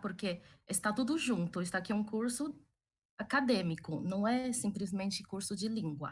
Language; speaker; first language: Portuguese; early bilingual, other home language; Chinese